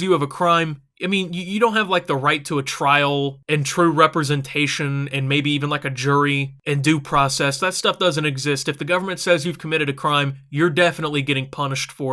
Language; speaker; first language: English; native; English